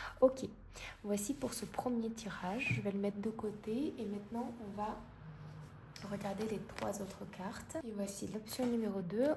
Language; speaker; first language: French; non-native, fluent; Russian